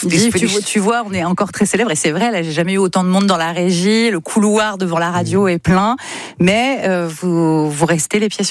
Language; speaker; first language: French; native; French